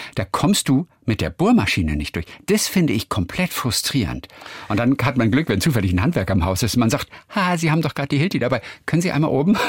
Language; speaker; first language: German; native; German